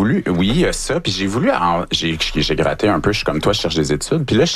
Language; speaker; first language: French; native; French